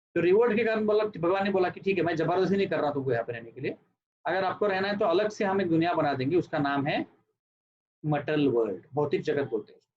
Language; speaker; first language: Hindi; non-native, local second language; Marathi